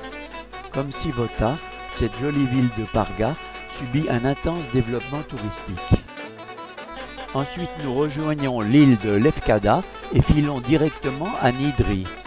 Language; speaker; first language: French; native; French